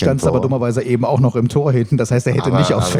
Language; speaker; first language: German; native; German